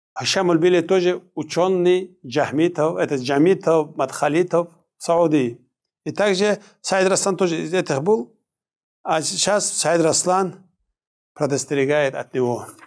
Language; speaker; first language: Russian; non-native, local second language; Kumyk